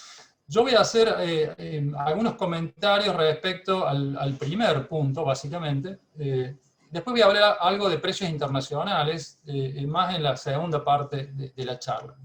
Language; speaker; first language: Spanish; native; Spanish